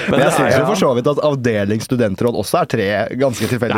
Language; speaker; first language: Norwegian; native; Norwegian